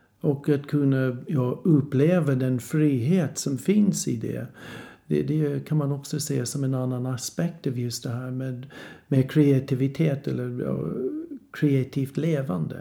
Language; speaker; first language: Swedish; non-native, fluent; English